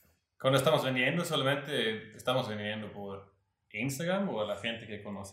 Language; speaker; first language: Spanish; non-native, learner; Swedish